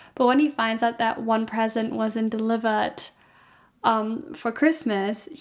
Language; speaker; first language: English; non-native, fluent; German